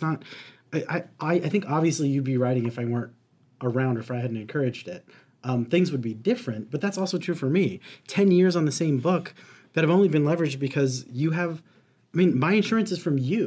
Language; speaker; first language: English; native; English